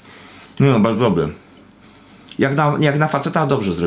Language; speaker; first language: Polish; native; Polish